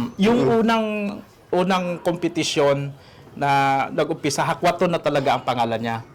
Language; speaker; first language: Filipino; non-native, local second language; Hiligaynon